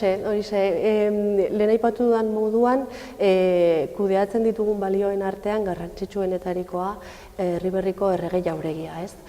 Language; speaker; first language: Basque; non-native, local second language; Spanish